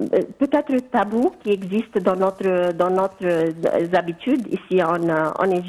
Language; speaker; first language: French; non-native, fluent; Arabic